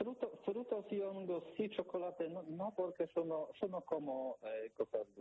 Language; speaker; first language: Spanish; non-native, learner; Polish